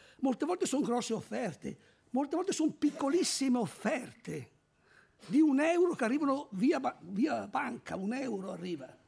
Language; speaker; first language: Italian; native; Italian